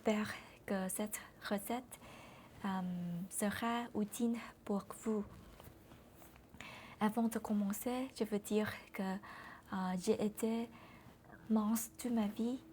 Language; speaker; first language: French; non-native, learner; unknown